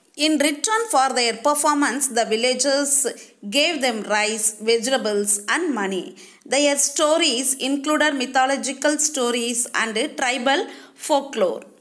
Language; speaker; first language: English; non-native, local second language; Tamil